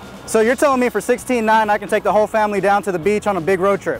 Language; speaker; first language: English; native; English